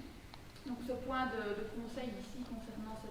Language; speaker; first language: French; native; French